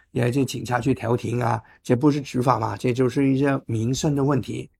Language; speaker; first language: Chinese; non-native, fluent; Cantonese